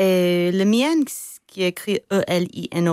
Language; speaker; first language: French; non-native, fluent; English